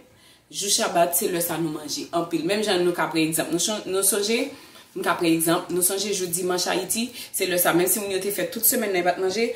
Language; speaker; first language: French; non-native, learner; Haitian Creole